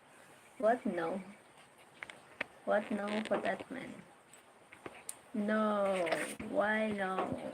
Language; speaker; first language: English; non-native, learner; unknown